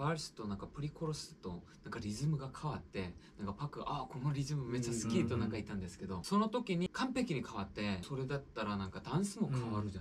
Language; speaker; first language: Japanese; non-native, fluent; Korean